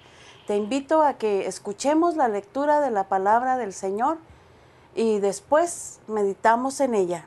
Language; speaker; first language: Spanish; native; Spanish